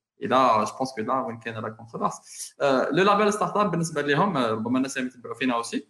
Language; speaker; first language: French; non-native, local second language; Arabic